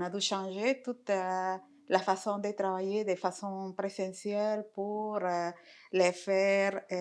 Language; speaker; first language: French; non-native, fluent; Spanish